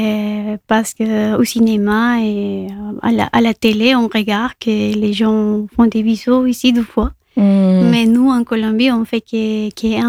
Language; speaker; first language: French; non-native, fluent; Spanish